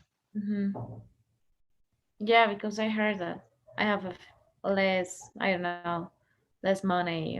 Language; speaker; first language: English; non-native, learner; Spanish